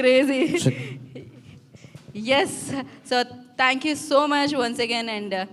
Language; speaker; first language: Telugu; native; Telugu